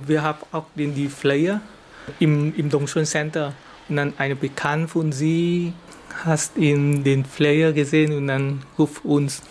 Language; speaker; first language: German; non-native, fluent; Vietnamese